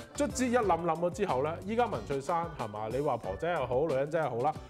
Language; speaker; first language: Cantonese; native; Cantonese